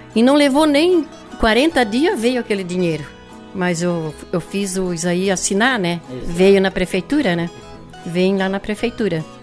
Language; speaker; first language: Portuguese; native; Portuguese